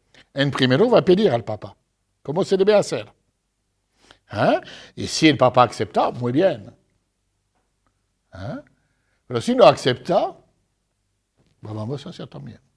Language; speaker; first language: Spanish; non-native, fluent; French